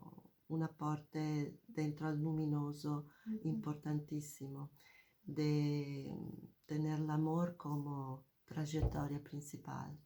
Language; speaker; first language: Spanish; non-native, fluent; Italian